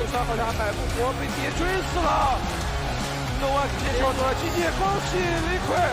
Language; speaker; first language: Chinese; native; Chinese